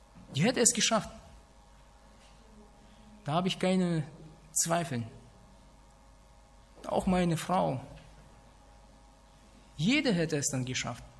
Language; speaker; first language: German; non-native, fluent; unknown